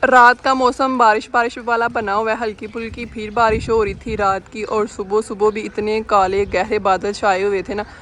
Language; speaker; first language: Urdu; non-native, local second language; Punjabi